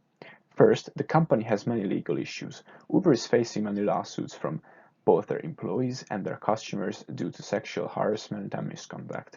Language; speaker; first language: English; non-native, fluent; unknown